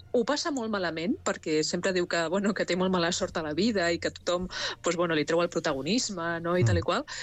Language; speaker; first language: Catalan; non-native, local second language; Spanish